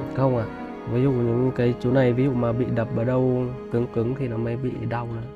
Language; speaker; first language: Vietnamese; non-native, local second language; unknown